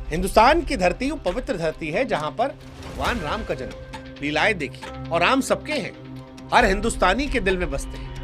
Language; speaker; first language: Hindi; native; Hindi